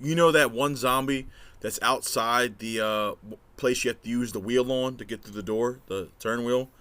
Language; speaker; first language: English; native; English